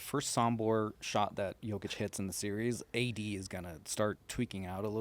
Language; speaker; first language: English; native; English